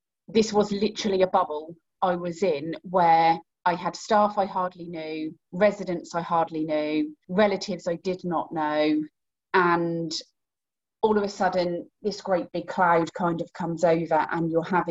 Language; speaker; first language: English; native; English